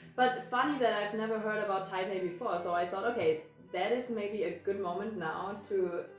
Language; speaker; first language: English; non-native, fluent; German